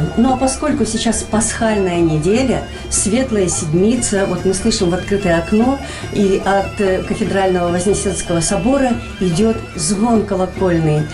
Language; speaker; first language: Russian; native; Russian